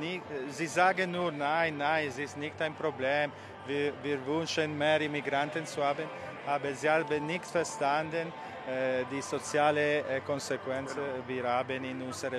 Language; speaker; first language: German; non-native, learner; Italian